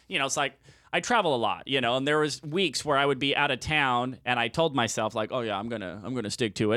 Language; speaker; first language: English; native; English